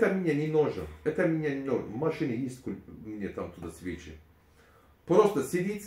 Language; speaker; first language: Russian; non-native, learner; Turkish